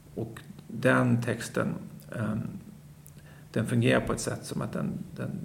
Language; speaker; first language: Swedish; native; Swedish